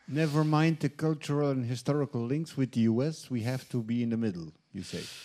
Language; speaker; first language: English; non-native, fluent; Dutch